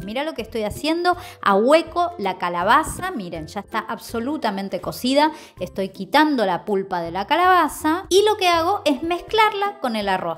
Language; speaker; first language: Spanish; native; Spanish